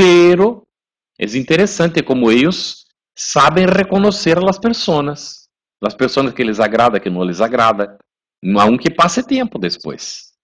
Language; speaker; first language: Spanish; non-native, fluent; Portuguese